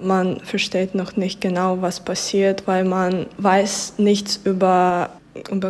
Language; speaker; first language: German; non-native, fluent; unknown